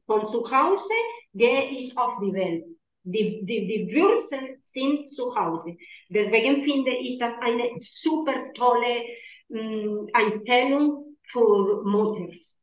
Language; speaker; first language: German; non-native, learner; Spanish